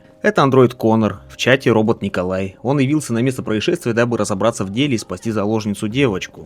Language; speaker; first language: Russian; native; Russian